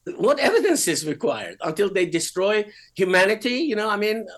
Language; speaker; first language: English; non-native, fluent; Persian